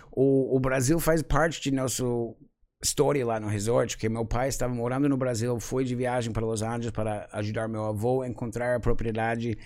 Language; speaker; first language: Portuguese; non-native, fluent; English